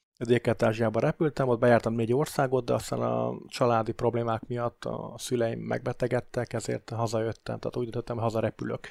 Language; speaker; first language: Hungarian; native; Hungarian